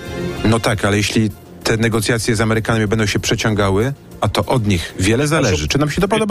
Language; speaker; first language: Polish; native; Polish